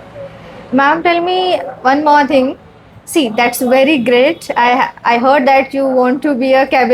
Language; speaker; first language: English; non-native, learner; Marathi